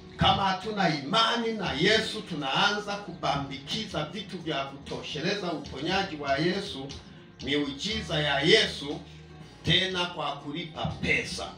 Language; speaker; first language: Swahili; native; Swahili